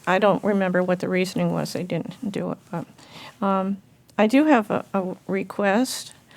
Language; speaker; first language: English; native; English